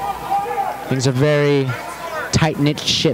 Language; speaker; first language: English; native; English